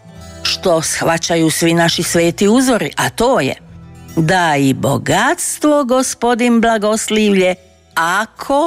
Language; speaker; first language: Croatian; native; Croatian